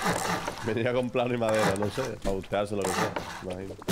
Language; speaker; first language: Spanish; native; Spanish